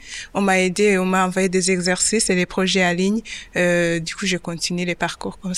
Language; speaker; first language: French; non-native, local second language; Kinyarwanda